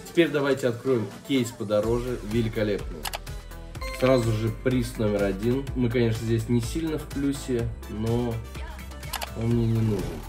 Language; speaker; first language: Russian; native; Russian